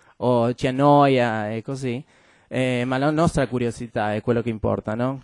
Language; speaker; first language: Italian; non-native, fluent; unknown